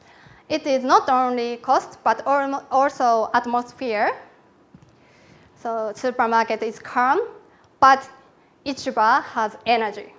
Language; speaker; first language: English; non-native, learner; Japanese